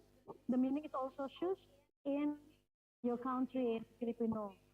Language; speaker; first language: English; non-native, fluent; Indonesian